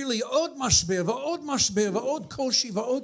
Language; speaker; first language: Hebrew; non-native, fluent; English